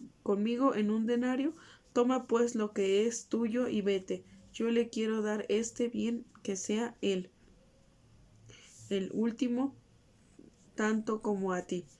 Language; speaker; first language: Spanish; native; Spanish